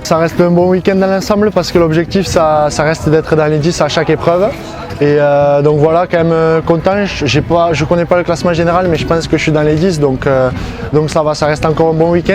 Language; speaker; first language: French; native; French